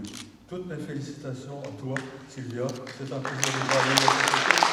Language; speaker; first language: French; native; French